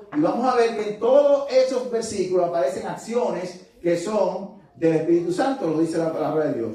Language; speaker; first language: Spanish; native; Spanish